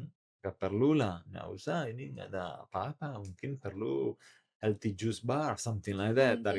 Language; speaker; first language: Indonesian; non-native, learner; Italian